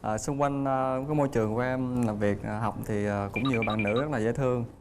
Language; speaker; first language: Vietnamese; native; Vietnamese